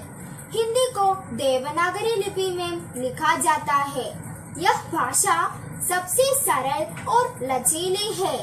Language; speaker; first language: Hindi; non-native, local second language; Malayalam